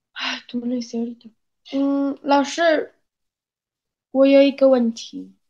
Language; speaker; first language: Chinese; non-native, learner; Spanish